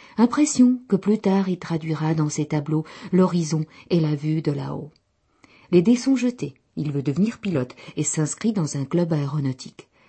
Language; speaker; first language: French; non-native, fluent; Czech